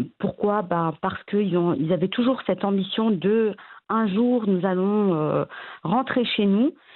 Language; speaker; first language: French; early bilingual, other home language; Arabic